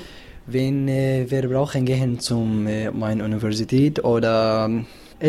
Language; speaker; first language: German; non-native, learner; Arabic